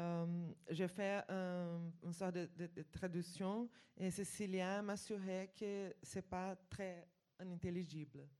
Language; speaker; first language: French; non-native, fluent; Portuguese